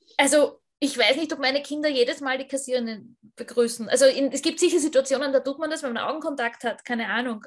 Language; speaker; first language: German; native; German